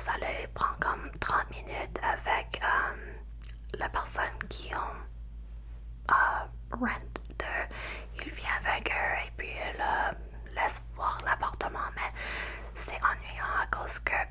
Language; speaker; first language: French; non-native, learner; English